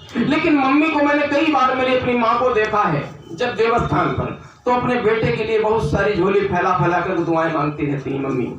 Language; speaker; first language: Hindi; native; Hindi